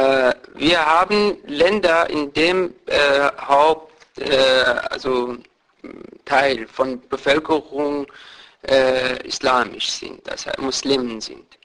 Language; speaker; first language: German; non-native, fluent; Persian